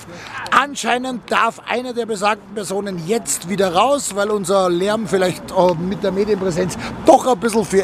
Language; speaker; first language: German; native; German